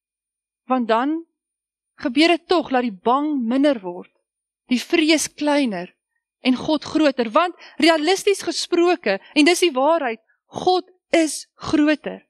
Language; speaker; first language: Afrikaans; native; Afrikaans